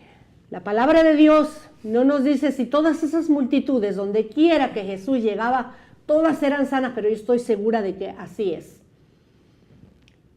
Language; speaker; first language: Spanish; native; Spanish